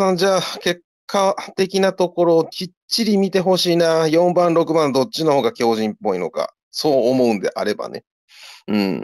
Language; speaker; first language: Japanese; native; Japanese